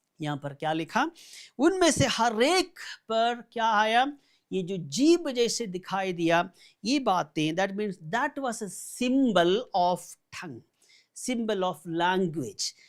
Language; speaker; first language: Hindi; non-native, local second language; Malayalam